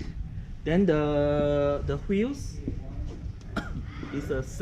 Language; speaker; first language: English; non-native, learner; Cantonese